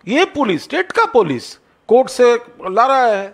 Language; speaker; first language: Hindi; non-native, local second language; Bangla